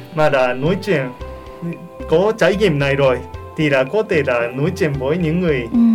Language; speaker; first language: Vietnamese; non-native, learner; Japanese